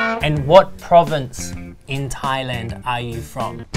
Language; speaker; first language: English; native; English